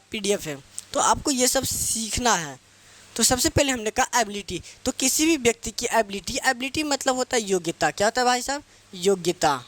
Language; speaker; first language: Hindi; native; Hindi